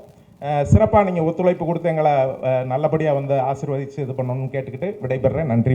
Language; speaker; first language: Tamil; native; Tamil